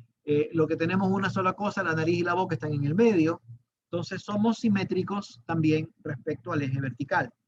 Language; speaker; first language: Spanish; native; Spanish